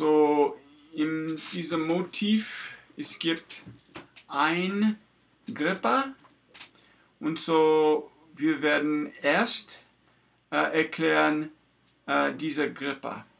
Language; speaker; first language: German; non-native, learner; English